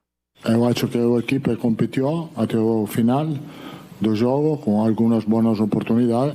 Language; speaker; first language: Portuguese; non-native, learner; Italian